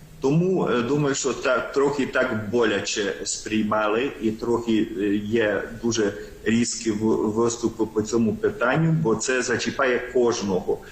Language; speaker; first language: Ukrainian; non-native, local second language; Hungarian